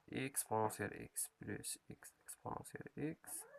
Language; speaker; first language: French; non-native, local second language; Arabic